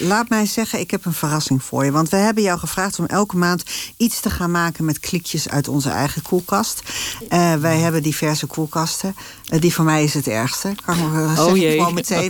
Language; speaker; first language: Dutch; native; Dutch